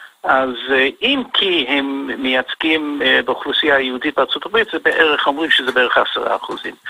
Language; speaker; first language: Hebrew; non-native, fluent; English